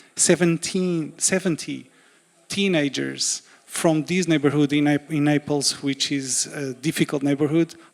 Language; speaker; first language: English; non-native, fluent; Portuguese